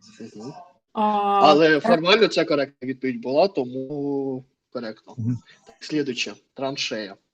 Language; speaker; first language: Ukrainian; non-native, fluent; Russian